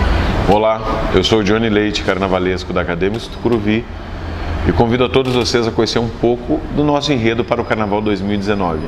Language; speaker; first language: Portuguese; native; Portuguese